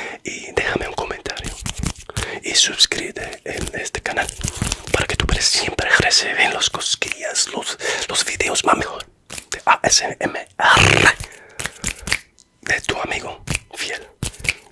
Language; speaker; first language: Spanish; non-native, fluent; English